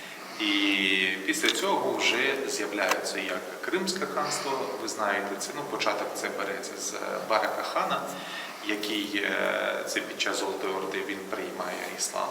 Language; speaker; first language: Ukrainian; non-native, local second language; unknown